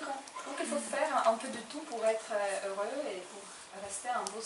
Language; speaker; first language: French; non-native, fluent; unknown